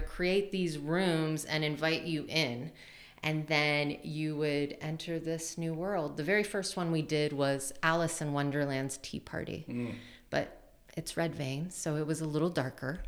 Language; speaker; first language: English; native; English